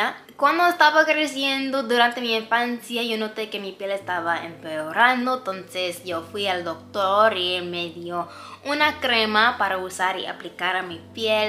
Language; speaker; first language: Spanish; non-native, fluent; English